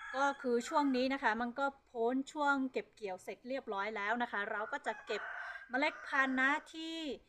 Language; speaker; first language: Thai; non-native, local second language; Hmong